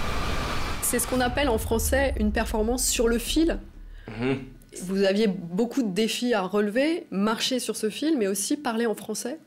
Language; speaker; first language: French; native; French